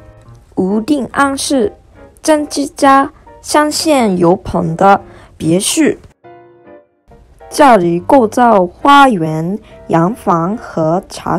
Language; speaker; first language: Chinese; non-native, learner; Japanese